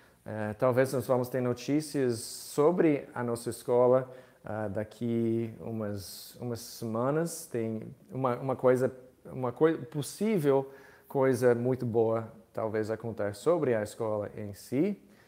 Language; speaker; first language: Portuguese; non-native, fluent; English